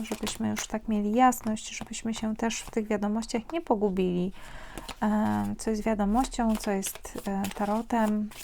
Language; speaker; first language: Polish; native; Polish